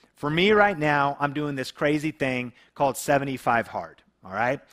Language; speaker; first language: English; native; English